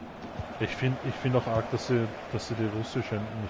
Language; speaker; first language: German; native; German